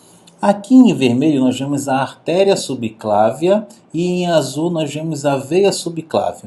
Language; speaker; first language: Portuguese; native; Portuguese